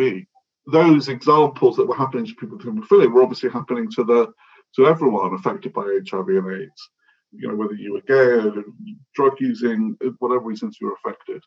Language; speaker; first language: English; native; English